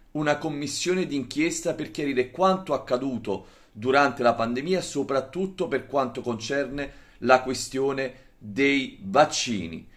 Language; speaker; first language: Italian; native; Italian